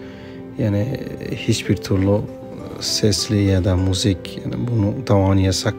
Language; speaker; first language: Turkish; non-native, fluent; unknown